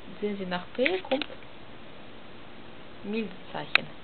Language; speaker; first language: German; non-native, learner; Russian